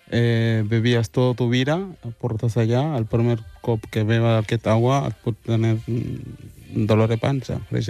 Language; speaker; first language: Catalan; early bilingual, other home language; Wolof